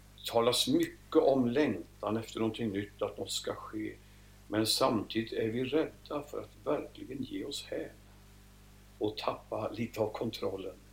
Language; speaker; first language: Swedish; native; Swedish